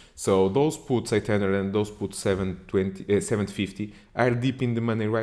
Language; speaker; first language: English; non-native, fluent; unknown